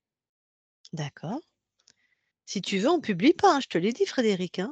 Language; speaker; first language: French; native; French